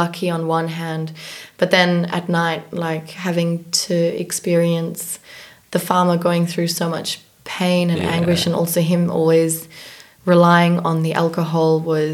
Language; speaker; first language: English; native; English